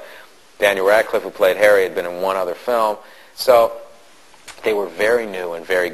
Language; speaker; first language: English; native; English